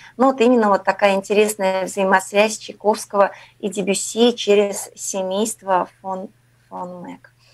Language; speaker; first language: Russian; native; Russian